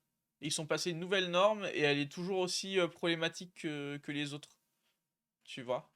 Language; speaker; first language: French; native; French